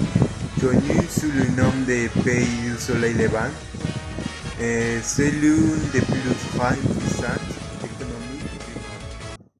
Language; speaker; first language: French; non-native, learner; Spanish